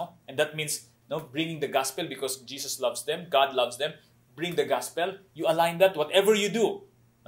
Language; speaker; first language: English; non-native, local second language; Cebuano